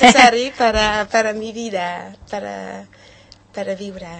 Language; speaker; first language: Catalan; non-native, learner; Dutch